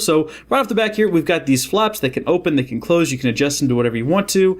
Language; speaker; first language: English; native; English